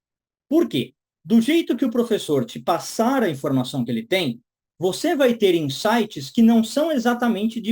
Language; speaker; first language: Portuguese; native; Portuguese